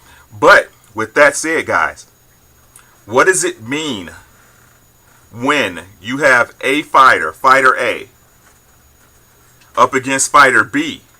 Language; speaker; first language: English; native; English